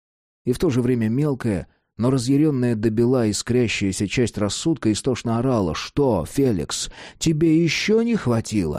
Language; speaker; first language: Russian; native; Russian